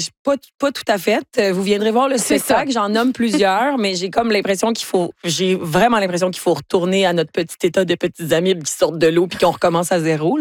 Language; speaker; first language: French; native; French